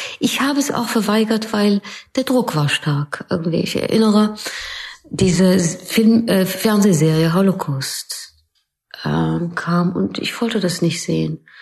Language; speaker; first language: German; non-native, fluent; Arabic